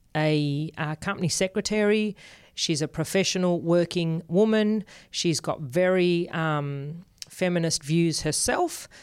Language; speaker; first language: English; non-native, local second language; Spanish